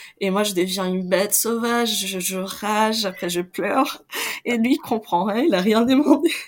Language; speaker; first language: French; non-native, fluent; Portuguese